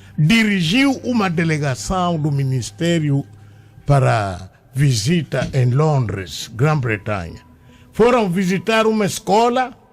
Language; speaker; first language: Portuguese; non-native, local second language; Kongo